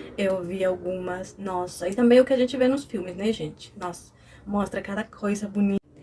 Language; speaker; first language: Portuguese; non-native, fluent; Spanish